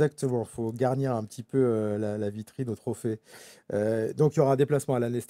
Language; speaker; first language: French; native; French